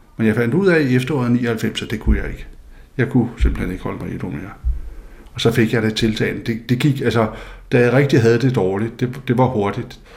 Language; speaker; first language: Danish; non-native, local second language; Faroese